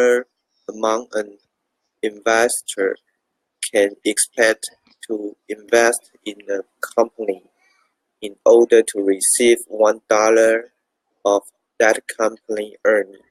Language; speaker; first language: English; non-native, learner; Chinese